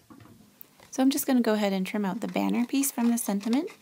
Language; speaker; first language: English; native; English